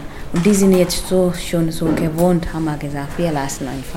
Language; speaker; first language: German; non-native, fluent; Albanian